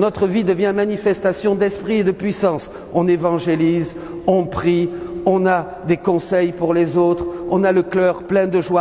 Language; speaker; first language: French; native; French